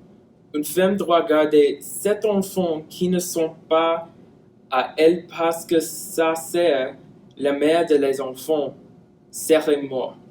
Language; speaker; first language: French; non-native, learner; English